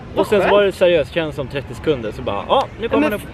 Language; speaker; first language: Swedish; native; Swedish